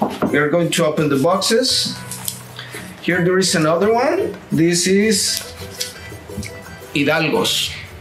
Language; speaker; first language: English; non-native, fluent; Spanish